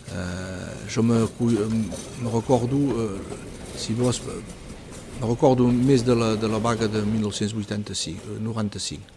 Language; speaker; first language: Catalan; early bilingual, heritage; Catalan